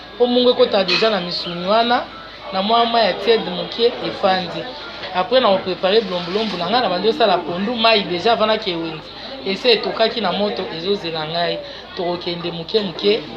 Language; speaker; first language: Lingala; non-native, local second language; Luba-Lulua